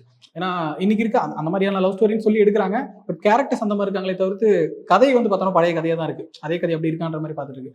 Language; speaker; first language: Tamil; native; Tamil